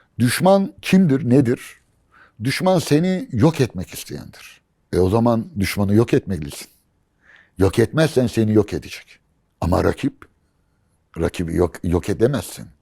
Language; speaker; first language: Turkish; native; Turkish